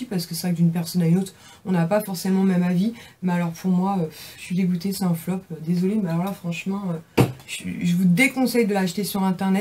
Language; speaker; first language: French; native; French